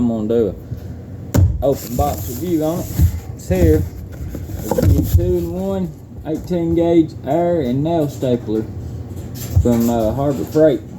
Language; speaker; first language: English; native; English